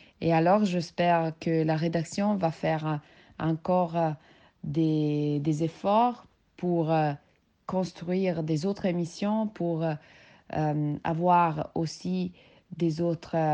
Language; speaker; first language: French; non-native, learner; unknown